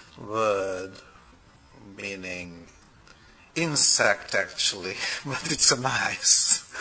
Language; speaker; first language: English; non-native, fluent; Hungarian